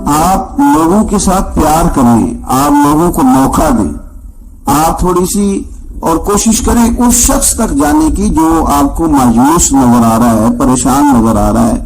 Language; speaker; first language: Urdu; non-native, local second language; Punjabi